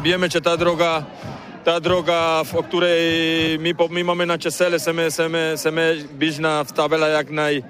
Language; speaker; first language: Polish; non-native, learner; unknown